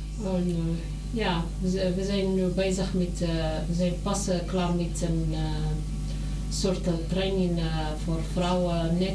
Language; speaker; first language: Dutch; non-native, learner; Arabic